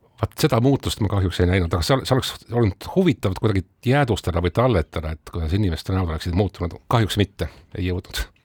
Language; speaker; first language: Estonian; non-native, local second language; Russian